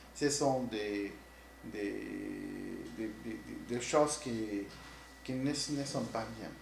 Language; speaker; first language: French; non-native, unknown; Spanish